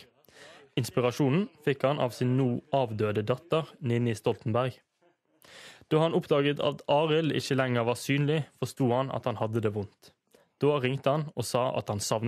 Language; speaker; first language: Norwegian; native; Norwegian